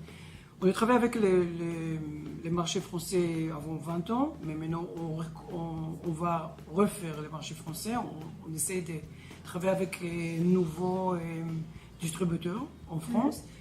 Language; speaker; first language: French; non-native, learner; Hebrew